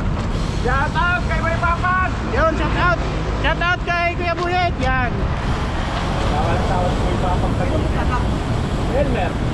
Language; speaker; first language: Filipino; non-native, local second language; Bikol